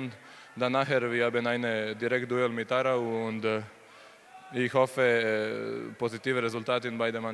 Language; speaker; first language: German; non-native, learner; Croatian